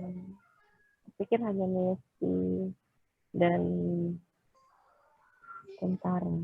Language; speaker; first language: Indonesian; native; Indonesian